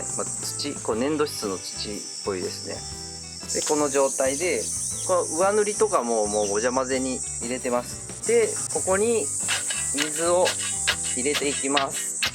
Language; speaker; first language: Japanese; native; Japanese